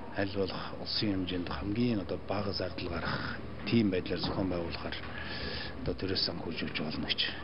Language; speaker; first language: Mongolian; non-native, local second language; Kazakh